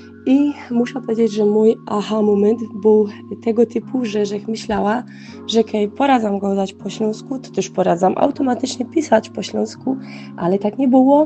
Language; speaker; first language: Polish; non-native, local second language; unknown